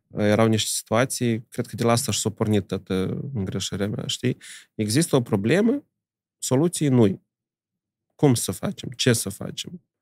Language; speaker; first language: Romanian; native; Romanian